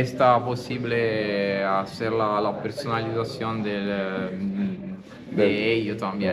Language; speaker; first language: Spanish; non-native, learner; Italian